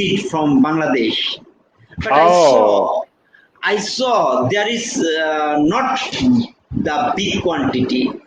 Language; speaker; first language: English; non-native, fluent; Bangla